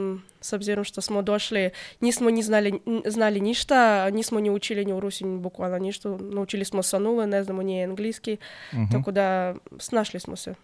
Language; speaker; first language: Serbian; non-native, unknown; Russian